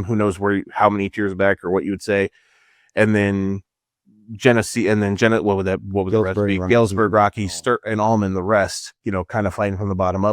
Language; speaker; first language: English; native; English